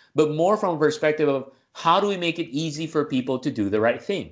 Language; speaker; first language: English; non-native, local second language; Filipino